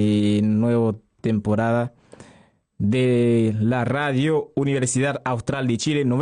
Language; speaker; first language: Spanish; non-native, learner; Haitian Creole